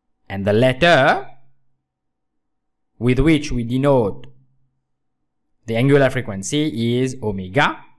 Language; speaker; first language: English; non-native, local second language; Morisyen